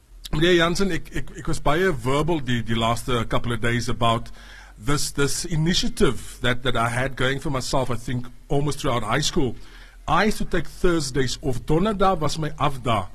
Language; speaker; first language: English; non-native, local second language; Afrikaans